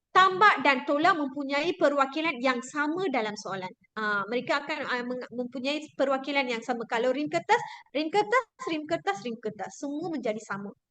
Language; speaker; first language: Malay; non-native, local second language; Tamil